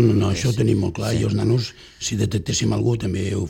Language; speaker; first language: Catalan; native; Catalan